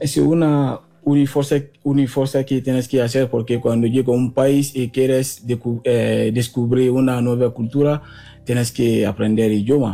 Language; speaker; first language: Spanish; non-native, fluent; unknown